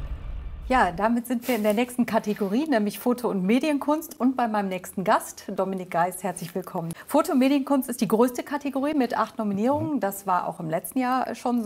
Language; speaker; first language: German; native; German